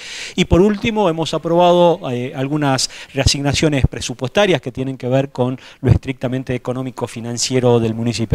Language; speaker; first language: Spanish; native; Spanish